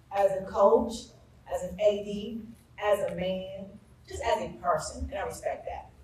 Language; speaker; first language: English; native; English